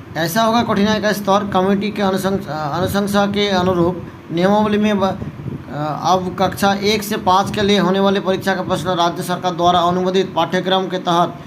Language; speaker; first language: Hindi; non-native, local second language; Bangla